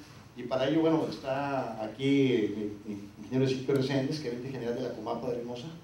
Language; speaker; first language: Spanish; native; Spanish